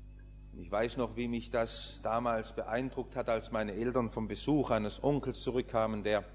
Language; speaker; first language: German; native; German